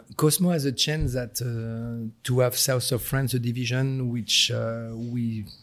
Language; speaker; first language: English; non-native, fluent; French